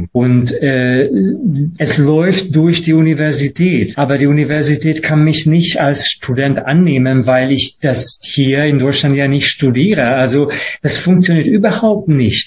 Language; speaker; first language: German; non-native, fluent; Hungarian